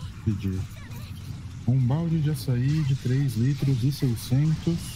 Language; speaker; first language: Portuguese; native; Portuguese